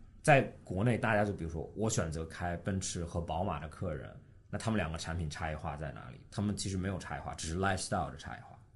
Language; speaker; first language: Chinese; early bilingual, heritage; Chinese